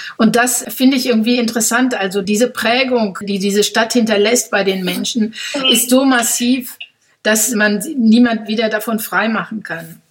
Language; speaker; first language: German; native; German